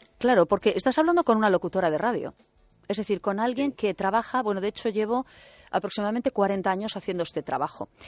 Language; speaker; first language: Spanish; native; Spanish